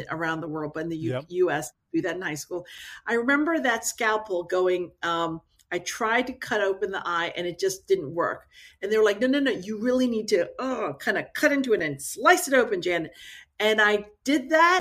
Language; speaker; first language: English; native; English